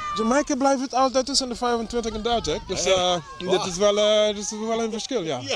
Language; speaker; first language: Dutch; non-native, fluent; English